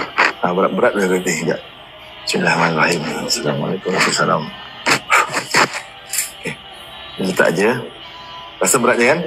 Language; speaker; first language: Malay; native; Malay